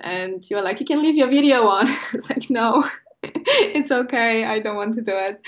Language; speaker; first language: English; non-native, fluent; Polish